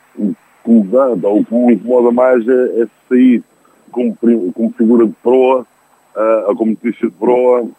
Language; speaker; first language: Portuguese; native; Portuguese